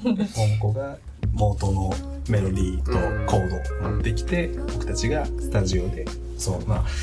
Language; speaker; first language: Japanese; native; Japanese